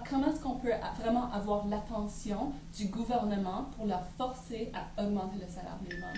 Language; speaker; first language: French; native; French